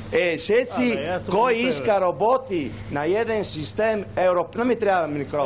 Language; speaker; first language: Bulgarian; non-native, learner; Italian